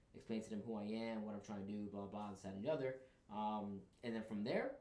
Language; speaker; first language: English; native; English